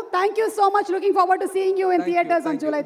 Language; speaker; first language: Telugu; native; Telugu